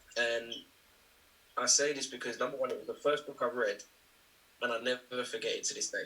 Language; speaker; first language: English; native; English